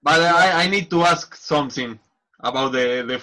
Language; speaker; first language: English; non-native, learner; Spanish